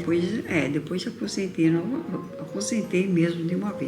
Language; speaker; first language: Portuguese; non-native, local second language; Japanese